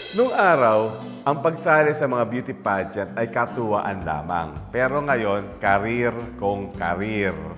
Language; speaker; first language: Filipino; native; Filipino